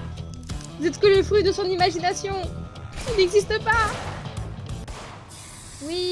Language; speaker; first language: French; native; French